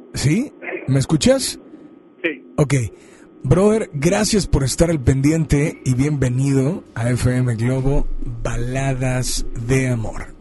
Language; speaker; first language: Spanish; native; Spanish